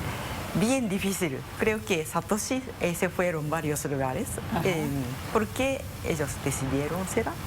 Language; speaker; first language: Spanish; non-native, fluent; Japanese